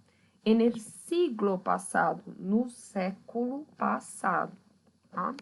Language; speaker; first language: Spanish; non-native, fluent; Portuguese